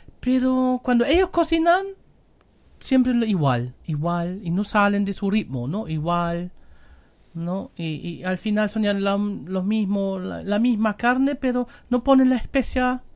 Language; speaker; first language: Spanish; non-native, learner; German